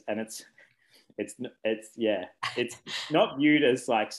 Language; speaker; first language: English; native; English